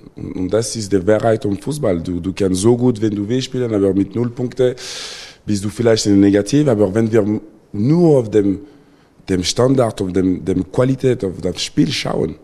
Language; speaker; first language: German; non-native, local second language; French